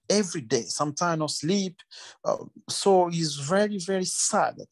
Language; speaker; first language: English; non-native, learner; French